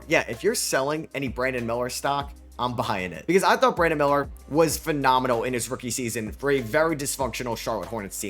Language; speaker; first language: English; native; English